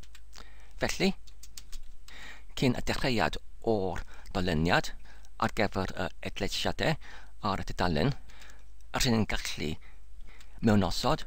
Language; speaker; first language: Welsh; non-native, learner; English